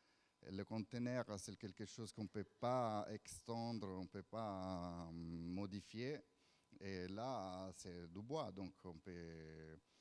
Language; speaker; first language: French; non-native, fluent; Italian